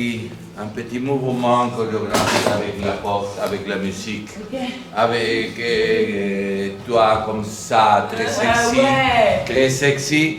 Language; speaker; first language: French; non-native, learner; Spanish